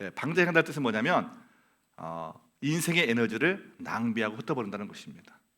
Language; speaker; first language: Korean; native; Korean